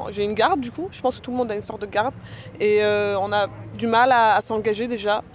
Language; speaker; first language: French; non-native, fluent; Persian